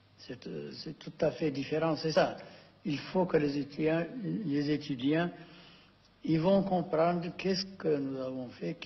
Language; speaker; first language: French; non-native, fluent; Amharic